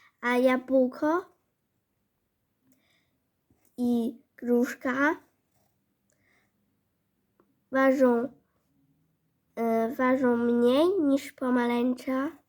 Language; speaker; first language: Polish; non-native, learner; Chinese